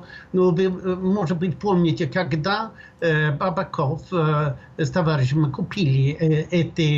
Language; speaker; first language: Russian; non-native, fluent; Swedish